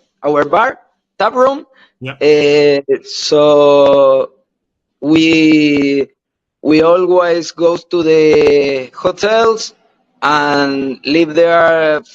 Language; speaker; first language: English; non-native, learner; Spanish